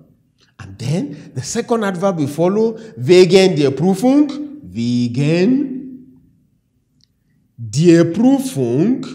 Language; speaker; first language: German; non-native, fluent; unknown